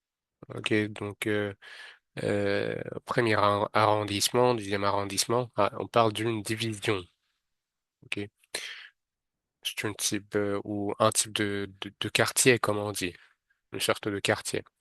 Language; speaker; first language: French; non-native, fluent; Arabic